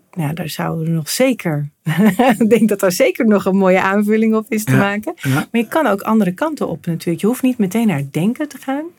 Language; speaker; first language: Dutch; native; Dutch